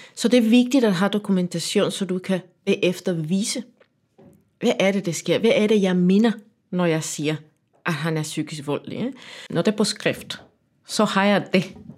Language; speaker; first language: Danish; non-native, fluent; Spanish